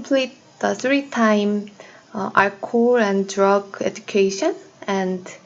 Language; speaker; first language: English; non-native, learner; Korean